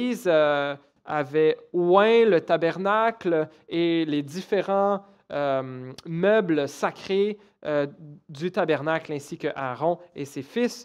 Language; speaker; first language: French; native; French